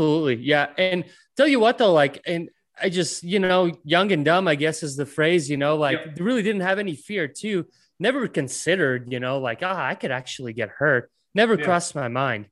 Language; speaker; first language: English; non-native, fluent; Latvian